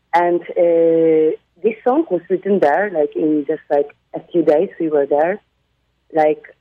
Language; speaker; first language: English; non-native, fluent; Polish